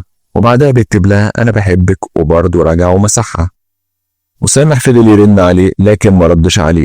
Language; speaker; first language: Arabic; native; Arabic